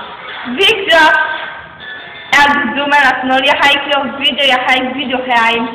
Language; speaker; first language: Danish; early bilingual, other home language; Polish